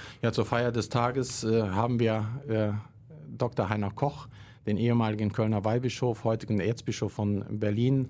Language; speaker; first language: German; native; German